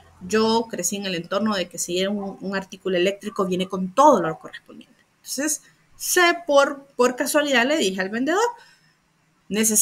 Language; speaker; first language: Spanish; native; Spanish